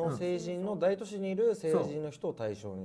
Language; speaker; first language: Japanese; native; Japanese